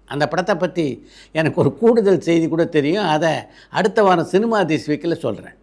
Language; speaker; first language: Tamil; native; Tamil